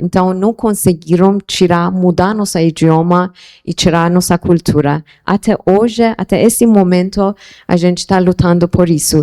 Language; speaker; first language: Portuguese; non-native, fluent; Persian